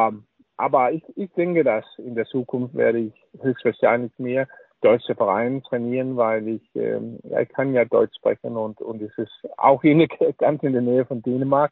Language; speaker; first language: German; non-native, learner; Danish